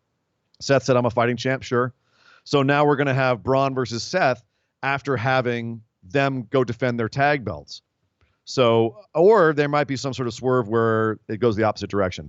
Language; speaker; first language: English; native; English